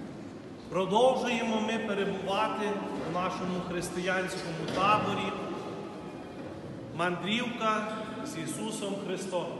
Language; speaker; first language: Ukrainian; native; Ukrainian